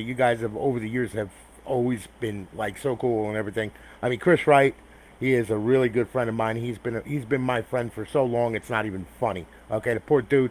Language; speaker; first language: English; native; English